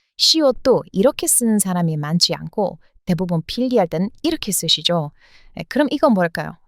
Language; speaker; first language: Korean; non-native, fluent; English